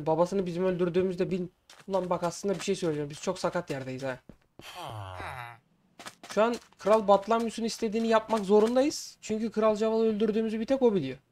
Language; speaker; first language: Turkish; native; Turkish